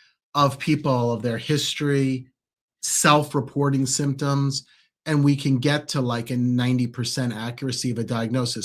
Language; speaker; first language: English; native; English